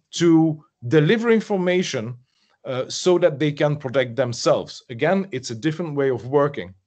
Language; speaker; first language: English; non-native, fluent; French